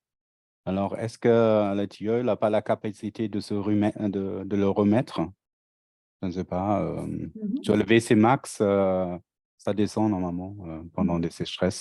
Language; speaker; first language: French; non-native, fluent; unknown